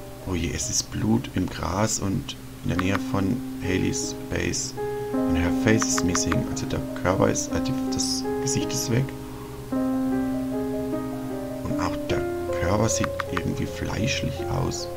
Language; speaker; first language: German; native; German